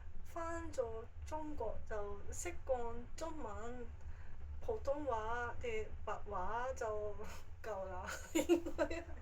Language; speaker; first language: Cantonese; non-native, fluent; Japanese